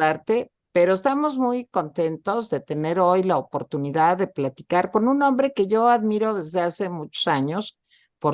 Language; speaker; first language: Spanish; native; Spanish